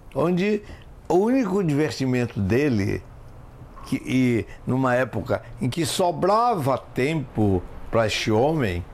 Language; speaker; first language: Portuguese; native; Portuguese